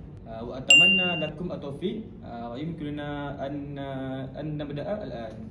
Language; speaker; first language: Arabic; non-native, learner; Malay